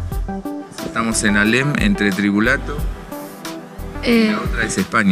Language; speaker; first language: Spanish; native; Spanish